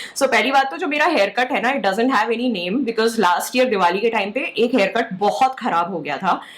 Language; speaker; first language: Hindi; native; Hindi